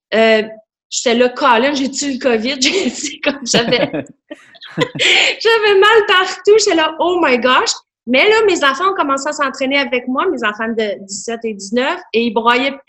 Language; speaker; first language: French; native; French